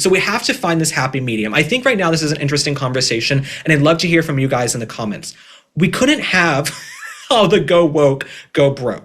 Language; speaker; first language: English; native; English